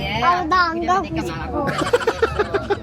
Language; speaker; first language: Korean; early bilingual, heritage; Korean